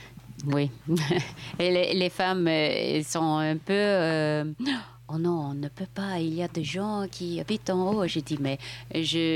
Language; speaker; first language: French; non-native, fluent; English